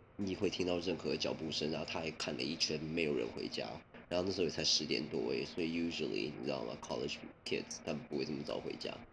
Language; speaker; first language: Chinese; early bilingual, other home language; Min Nan Chinese